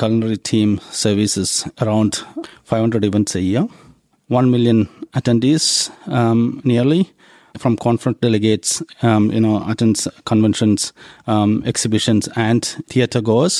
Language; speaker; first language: English; non-native, local second language; Malayalam